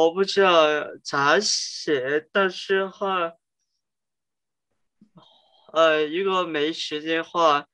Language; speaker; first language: Chinese; early bilingual, heritage; Cantonese